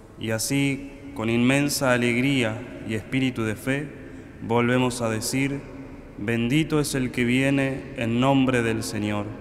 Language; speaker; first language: Spanish; native; Spanish